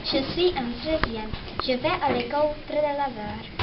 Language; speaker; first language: French; non-native, learner; Dutch